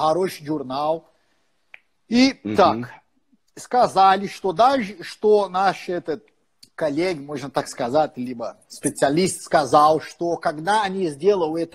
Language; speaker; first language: Russian; non-native, fluent; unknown